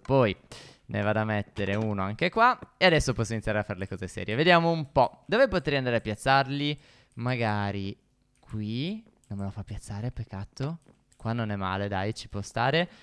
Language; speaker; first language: Italian; native; Italian